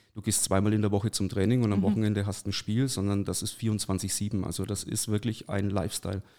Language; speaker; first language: German; native; German